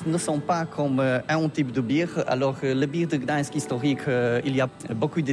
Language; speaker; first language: French; non-native, learner; Polish